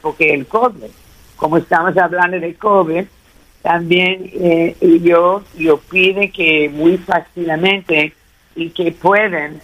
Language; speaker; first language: Spanish; early bilingual, heritage; Spanish